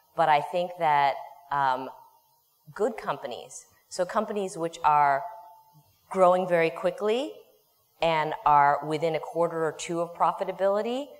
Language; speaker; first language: English; native; English